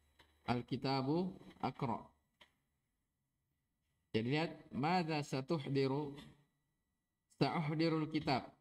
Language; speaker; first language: Arabic; non-native, fluent; Indonesian